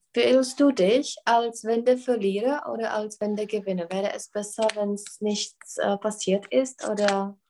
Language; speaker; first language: German; non-native, fluent; Czech